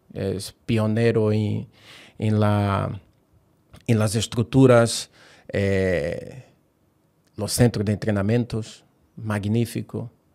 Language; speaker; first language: Spanish; non-native, fluent; Portuguese